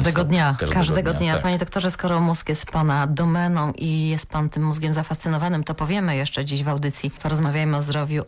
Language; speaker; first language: Polish; native; Polish